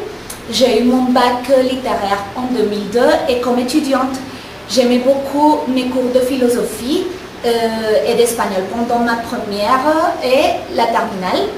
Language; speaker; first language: French; non-native, local second language; Spanish